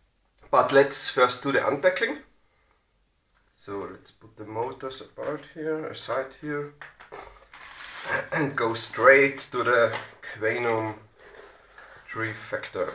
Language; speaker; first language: English; non-native, fluent; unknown